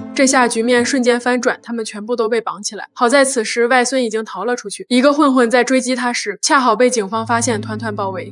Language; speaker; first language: Chinese; native; Chinese